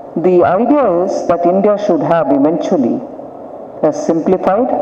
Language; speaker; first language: English; non-native, local second language; Tamil